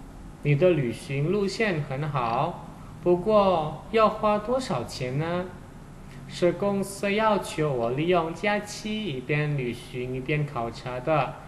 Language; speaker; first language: Chinese; non-native, fluent; Indonesian